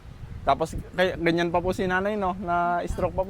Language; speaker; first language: Filipino; native; Filipino